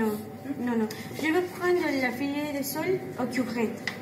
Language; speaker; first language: French; non-native, learner; Spanish